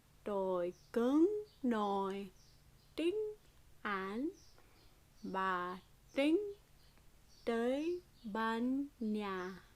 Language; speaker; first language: Vietnamese; non-native, learner; English